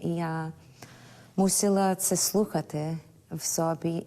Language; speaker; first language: Ukrainian; early bilingual, heritage; Ukrainian